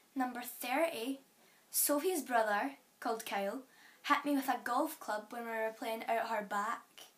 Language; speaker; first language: English; native; English